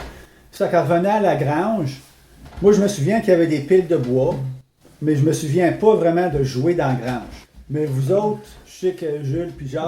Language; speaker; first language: French; native; French